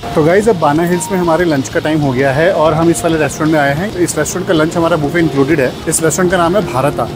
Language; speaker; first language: Hindi; native; Hindi